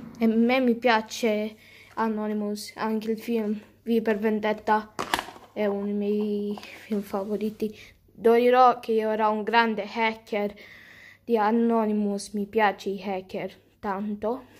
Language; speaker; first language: Italian; early bilingual, other home language; Romanian